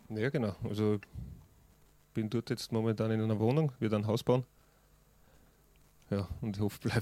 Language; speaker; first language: German; native; German